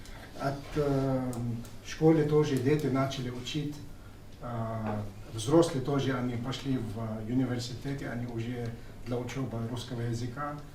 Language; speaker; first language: Russian; non-native, fluent; Arabic